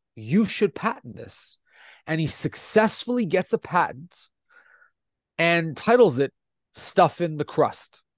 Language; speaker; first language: English; non-native, fluent; Italian